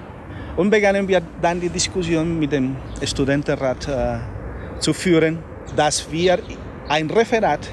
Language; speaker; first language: German; non-native, fluent; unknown